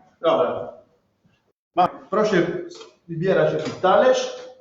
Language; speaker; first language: Polish; non-native, learner; Italian